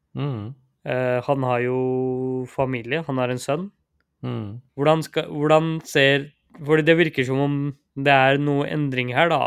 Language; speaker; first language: Norwegian; early bilingual, other home language; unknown